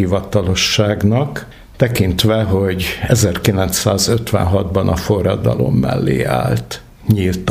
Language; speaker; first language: Hungarian; native; Hungarian